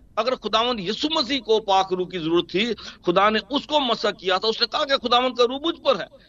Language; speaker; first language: Urdu; non-native, local second language; Punjabi